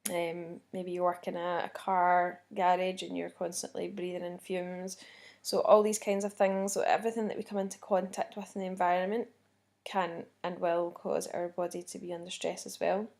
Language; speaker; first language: English; native; English